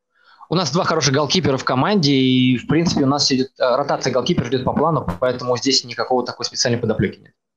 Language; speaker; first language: Russian; native; Russian